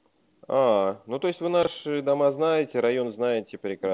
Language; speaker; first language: Russian; native; Russian